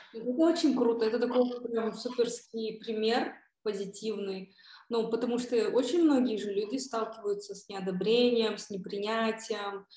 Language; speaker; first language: Russian; non-native, local second language; Kyrgyz